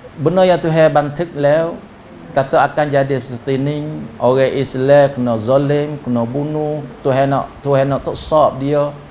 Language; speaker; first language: Malay; native; Malay